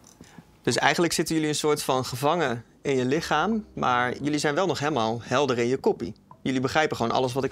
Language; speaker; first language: Dutch; native; Dutch